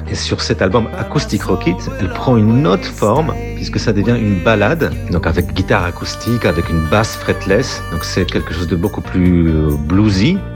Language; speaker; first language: French; non-native, fluent; Polish